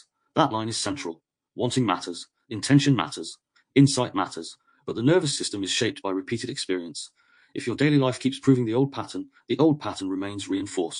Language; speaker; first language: English; native; English